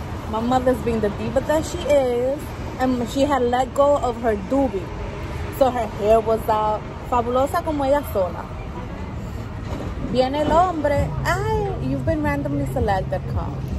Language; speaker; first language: English; early bilingual, other home language; Spanish